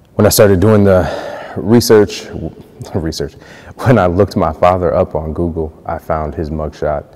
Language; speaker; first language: English; native; English